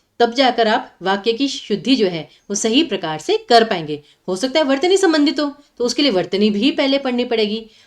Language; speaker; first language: Hindi; native; Hindi